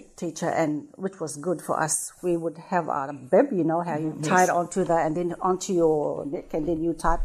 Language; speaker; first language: English; non-native, fluent; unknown